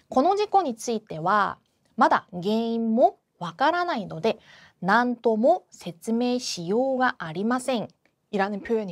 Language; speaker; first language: Japanese; non-native, fluent; Korean